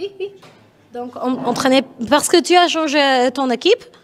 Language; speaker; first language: French; non-native, learner; Polish